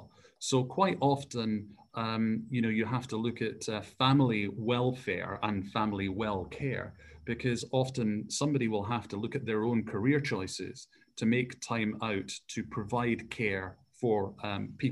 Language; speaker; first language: English; native; English